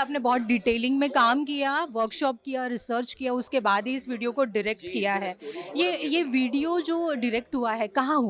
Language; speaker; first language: Hindi; native; Hindi